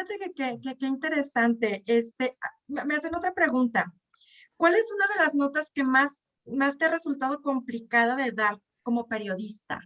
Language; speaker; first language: Spanish; native; Spanish